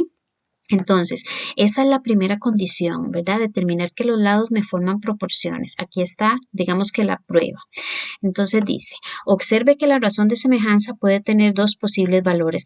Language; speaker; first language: Spanish; native; Spanish